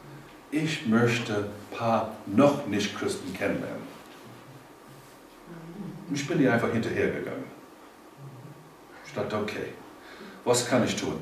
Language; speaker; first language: German; non-native, learner; English